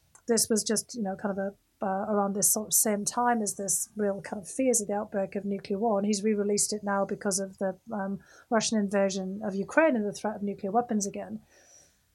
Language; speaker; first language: English; native; English